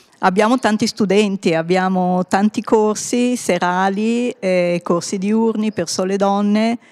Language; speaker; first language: Italian; native; Italian